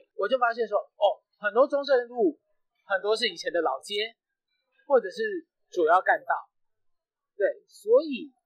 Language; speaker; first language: Chinese; native; Chinese